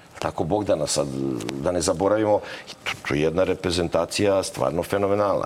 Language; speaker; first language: Serbian; native; Serbian